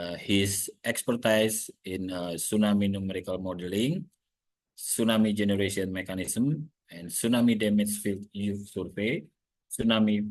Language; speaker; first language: English; non-native, learner; Indonesian